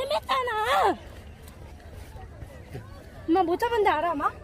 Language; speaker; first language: Korean; early bilingual, other home language; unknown